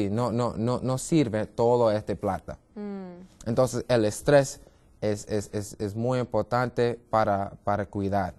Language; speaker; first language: Spanish; non-native, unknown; English